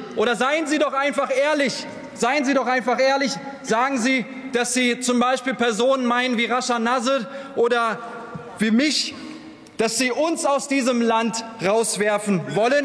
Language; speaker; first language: German; early bilingual, other home language; Turkish